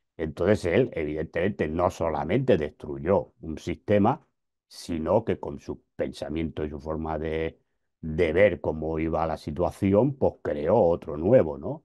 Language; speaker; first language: Spanish; native; Spanish